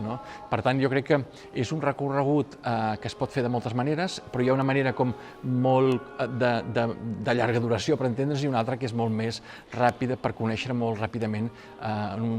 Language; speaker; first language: Catalan; native; Catalan